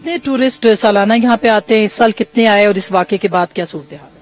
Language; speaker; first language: Urdu; native; Urdu